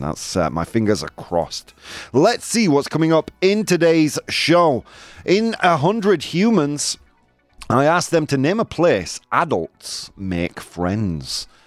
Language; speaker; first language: English; native; English